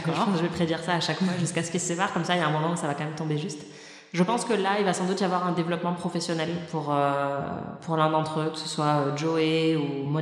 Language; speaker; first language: French; native; French